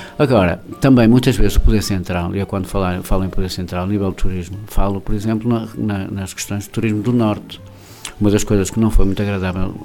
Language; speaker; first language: Portuguese; native; Portuguese